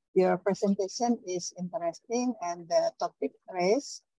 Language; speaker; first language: English; non-native, learner; Indonesian